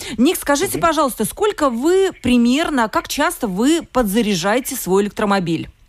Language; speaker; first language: Russian; native; Russian